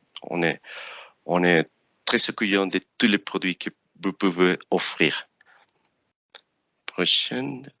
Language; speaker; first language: French; non-native, fluent; Spanish